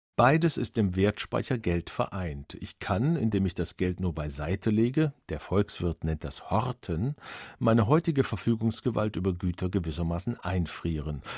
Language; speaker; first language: German; native; German